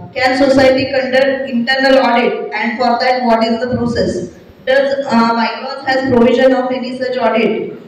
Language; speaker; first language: English; non-native, local second language; Marathi